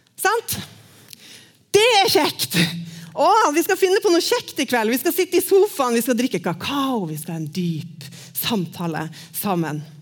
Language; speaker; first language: Norwegian; native; Norwegian